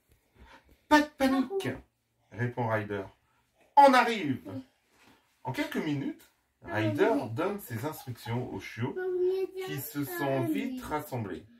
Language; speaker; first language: French; native; French